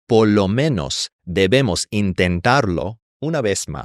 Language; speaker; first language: Spanish; non-native, fluent; English